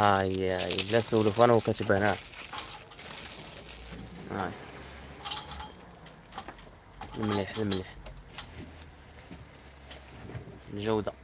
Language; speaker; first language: Arabic; native; Arabic